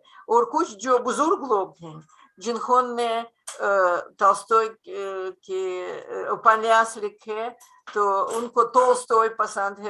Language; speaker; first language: Hindi; non-native, fluent; Russian